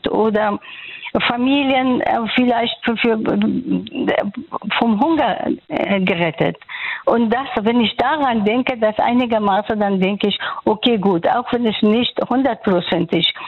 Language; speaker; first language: German; non-native, fluent; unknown